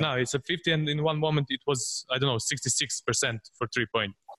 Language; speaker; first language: English; non-native, fluent; Serbian